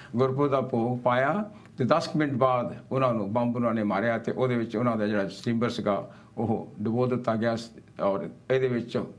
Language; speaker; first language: Punjabi; early bilingual, heritage; Punjabi